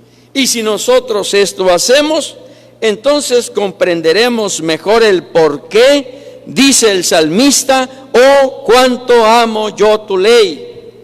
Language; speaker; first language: Spanish; native; Spanish